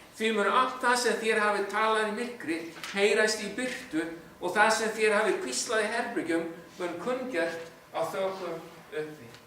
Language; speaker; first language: Icelandic; non-native, fluent; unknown